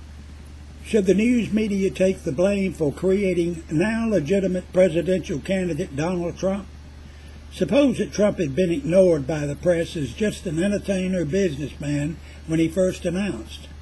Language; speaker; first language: English; native; English